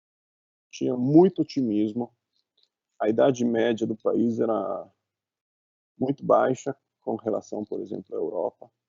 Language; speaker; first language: Portuguese; non-native, fluent; Italian